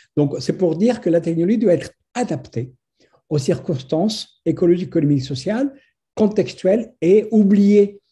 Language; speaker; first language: French; non-native, fluent; Spanish